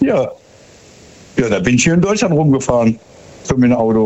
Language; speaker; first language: German; native; German